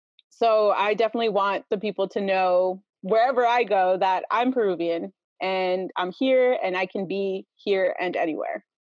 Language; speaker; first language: English; early bilingual, other home language; Spanish